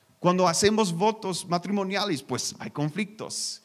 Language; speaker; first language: Spanish; non-native, learner; English